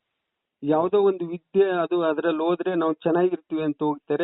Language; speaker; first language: Kannada; native; Kannada